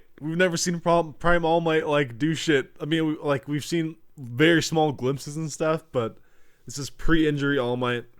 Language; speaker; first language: English; native; English